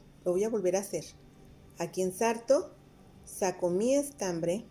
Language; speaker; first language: Spanish; native; Spanish